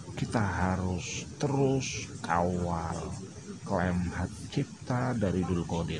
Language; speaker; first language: Indonesian; native; Indonesian